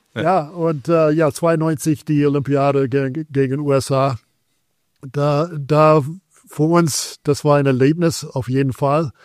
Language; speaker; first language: German; non-native, fluent; English